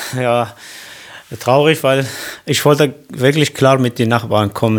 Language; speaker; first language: German; non-native, learner; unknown